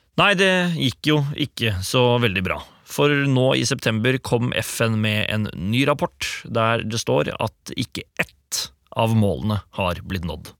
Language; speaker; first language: Norwegian; native; Norwegian